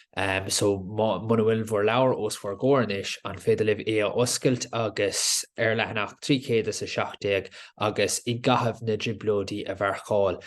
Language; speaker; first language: Irish; native; Irish